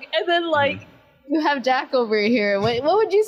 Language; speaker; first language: English; native; English